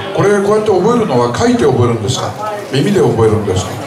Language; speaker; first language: Japanese; native; Japanese